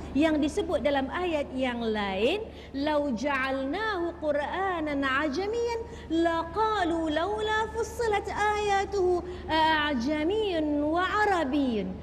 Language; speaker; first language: Malay; native; Malay